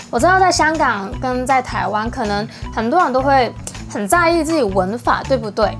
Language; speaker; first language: Chinese; non-native, local second language; Cantonese